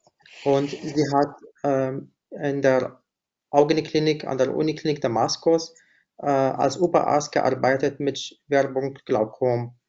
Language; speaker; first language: German; non-native, fluent; Arabic